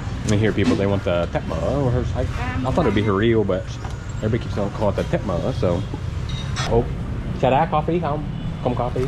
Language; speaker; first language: English; native; English